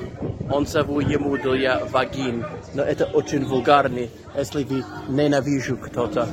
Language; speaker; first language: Russian; non-native, learner; English